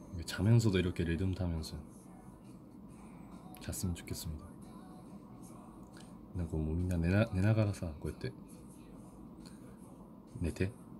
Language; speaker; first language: Korean; non-native, fluent; Japanese